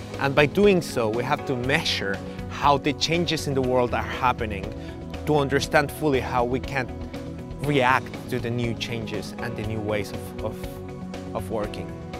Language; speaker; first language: English; non-native, fluent; Spanish